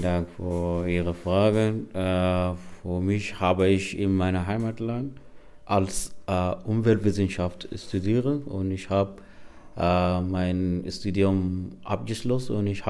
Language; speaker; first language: German; non-native, learner; Arabic